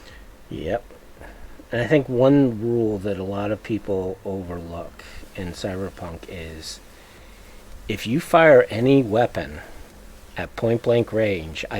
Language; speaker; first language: English; native; English